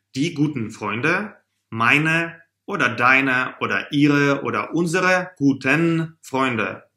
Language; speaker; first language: German; non-native, fluent; Russian